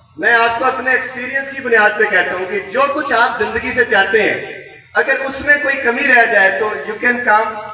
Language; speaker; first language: Urdu; non-native, local second language; Punjabi